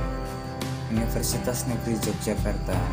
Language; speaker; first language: Indonesian; non-native, learner; Uzbek